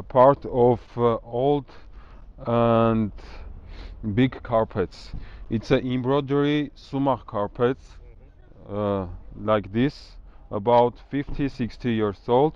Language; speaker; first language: English; non-native, learner; Armenian